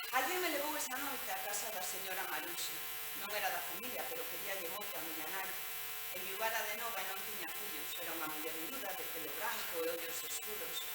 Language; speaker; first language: Galician; native; Galician